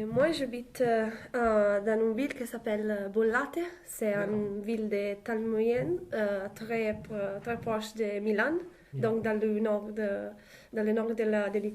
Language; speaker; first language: French; non-native, learner; Italian